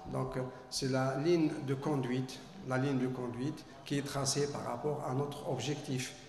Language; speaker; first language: French; non-native, local second language; Arabic